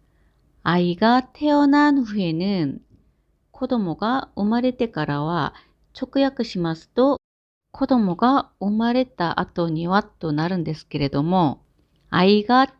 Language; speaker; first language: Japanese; non-native, fluent; Korean